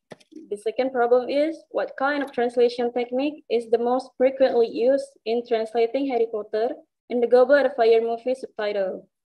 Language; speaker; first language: English; non-native, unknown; Indonesian